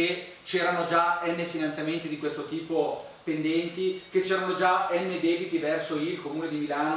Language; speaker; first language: Italian; native; Italian